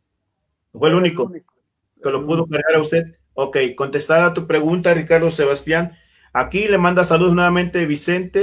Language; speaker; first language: Spanish; native; Spanish